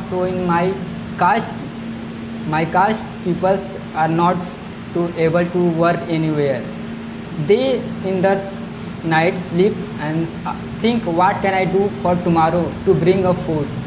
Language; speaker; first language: English; non-native, learner; Hindi